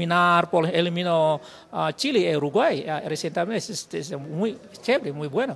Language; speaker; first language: Spanish; non-native, learner; Indonesian